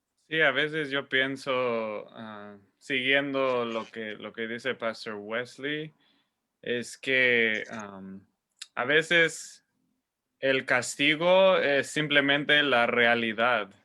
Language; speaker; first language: Spanish; non-native, fluent; English